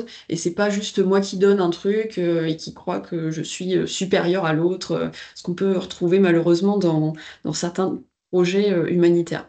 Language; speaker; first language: French; native; French